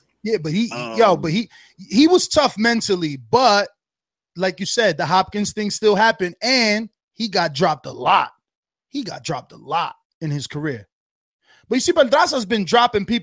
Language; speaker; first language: English; native; English